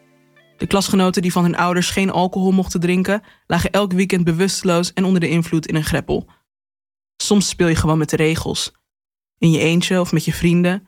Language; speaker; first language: Dutch; native; Dutch